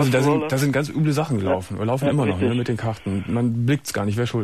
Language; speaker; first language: German; native; German